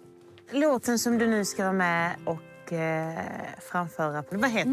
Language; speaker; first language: Swedish; native; Swedish